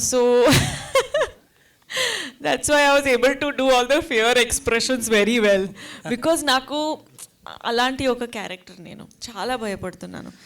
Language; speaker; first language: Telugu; non-native, fluent; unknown